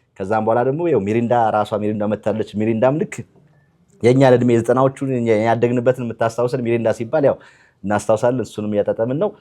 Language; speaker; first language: Amharic; native; Amharic